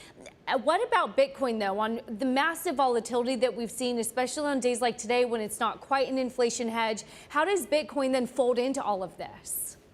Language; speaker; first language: English; native; English